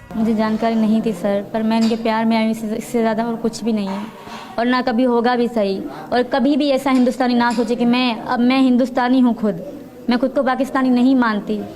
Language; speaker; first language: Urdu; non-native, local second language; Sindhi